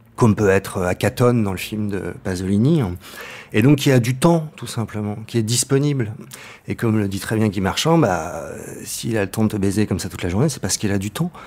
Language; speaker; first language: French; native; French